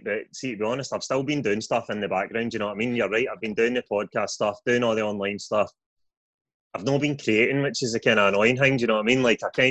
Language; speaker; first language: English; native; English